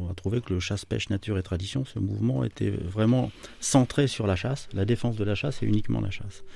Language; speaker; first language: French; native; French